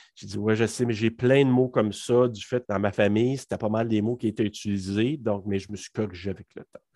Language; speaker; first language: French; native; French